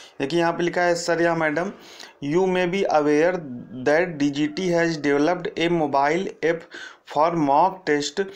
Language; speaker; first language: Hindi; native; Hindi